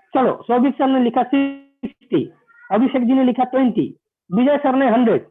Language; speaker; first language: Hindi; non-native, local second language; Bangla